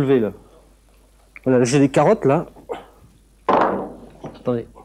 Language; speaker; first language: French; native; French